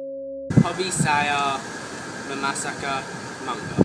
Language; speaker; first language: Indonesian; non-native, learner; English